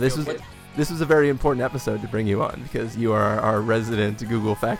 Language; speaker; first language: English; native; English